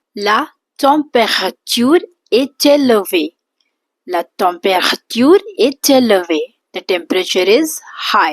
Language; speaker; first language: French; non-native, fluent; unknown